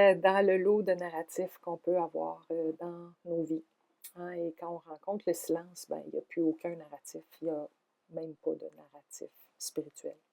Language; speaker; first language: French; native; French